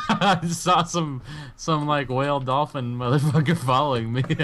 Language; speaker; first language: English; native; English